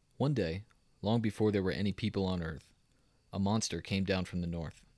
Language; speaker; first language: English; native; English